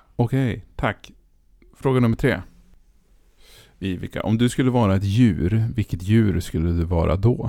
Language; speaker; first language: Swedish; native; Swedish